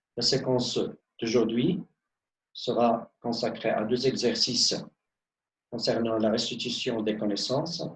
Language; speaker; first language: French; non-native, local second language; Arabic